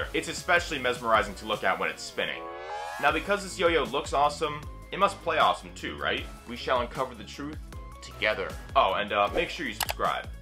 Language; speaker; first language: English; native; English